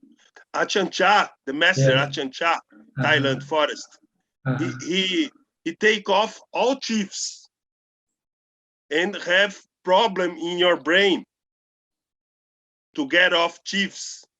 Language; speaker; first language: English; non-native, learner; Portuguese